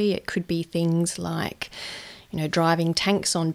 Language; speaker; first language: English; native; English